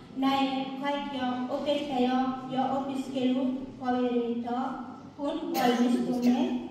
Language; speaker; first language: Finnish; non-native, fluent; Persian